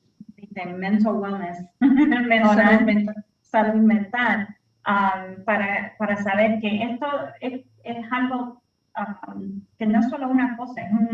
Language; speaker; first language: Spanish; early bilingual, heritage; Spanish